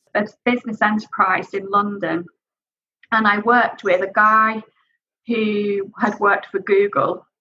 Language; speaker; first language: English; native; English